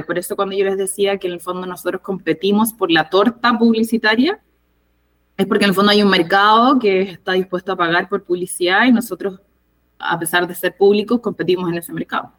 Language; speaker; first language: Spanish; native; Spanish